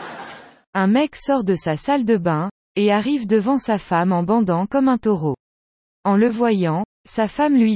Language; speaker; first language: French; native; French